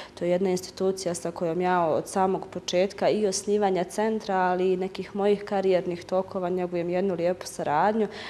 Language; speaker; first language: Serbian; native; Serbian